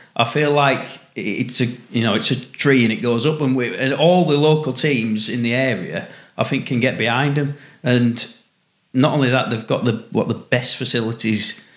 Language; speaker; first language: English; native; English